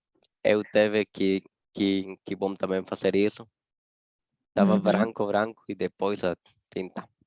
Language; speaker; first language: Portuguese; non-native, fluent; Spanish